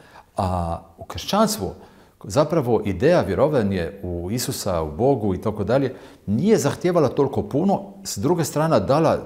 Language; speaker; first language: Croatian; non-native, fluent; Hebrew